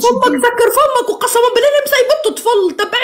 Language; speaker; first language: Arabic; native; Arabic